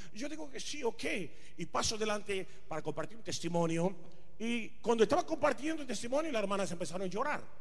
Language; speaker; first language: Spanish; non-native, fluent; Punjabi